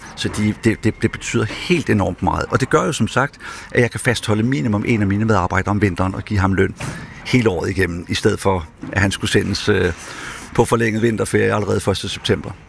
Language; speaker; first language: Danish; native; Danish